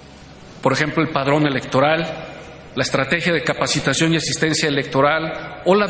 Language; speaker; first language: Spanish; native; Spanish